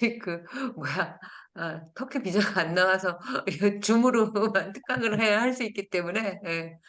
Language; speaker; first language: Korean; native; Korean